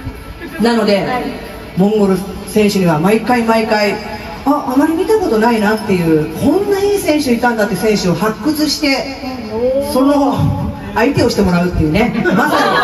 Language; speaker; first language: Japanese; native; Japanese